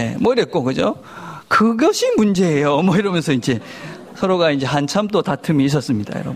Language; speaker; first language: Korean; native; Korean